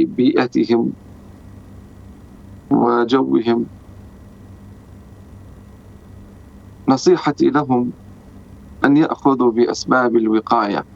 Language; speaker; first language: Arabic; native; Arabic